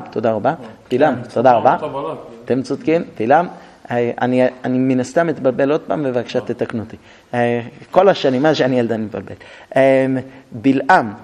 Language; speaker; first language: Hebrew; non-native, fluent; English